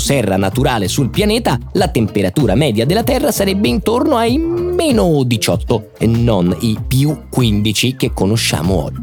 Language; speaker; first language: Italian; native; Italian